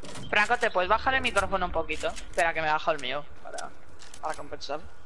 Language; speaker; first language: Spanish; early bilingual, heritage; Spanish